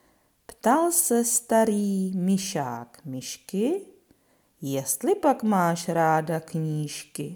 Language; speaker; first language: Czech; native; Czech